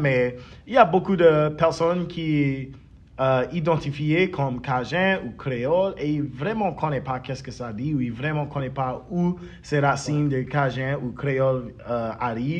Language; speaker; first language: French; early bilingual, heritage; English